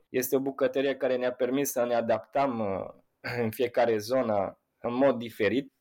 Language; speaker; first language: Romanian; non-native, fluent; Italian